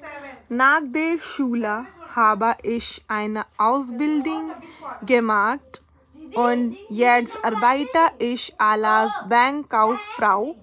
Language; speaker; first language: German; non-native, learner; Hindi